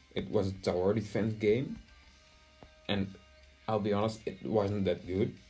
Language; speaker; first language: English; non-native, fluent; Dutch